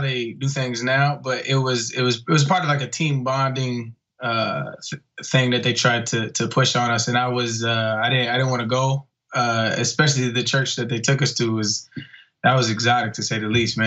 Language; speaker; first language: English; native; English